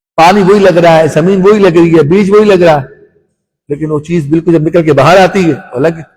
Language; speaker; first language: Urdu; non-native, local second language; Punjabi